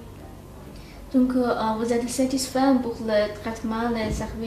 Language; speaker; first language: French; non-native, learner; Chinese